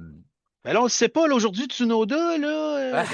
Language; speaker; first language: French; native; French